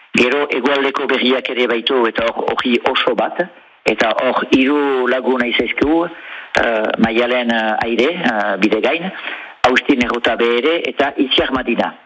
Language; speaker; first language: Basque; native; Basque